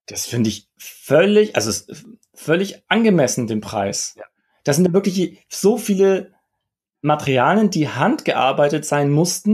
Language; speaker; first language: German; native; German